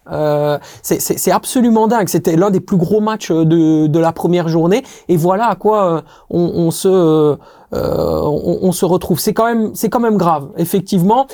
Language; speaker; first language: French; native; French